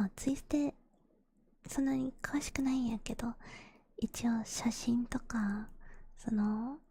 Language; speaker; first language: Japanese; non-native, fluent; English